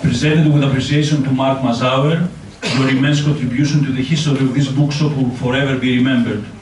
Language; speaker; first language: English; non-native, fluent; Greek